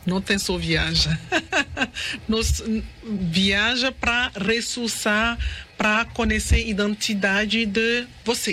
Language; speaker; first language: Portuguese; non-native, learner; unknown